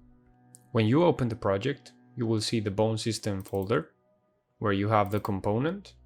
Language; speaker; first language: English; non-native, fluent; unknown